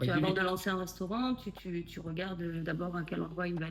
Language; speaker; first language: French; native; French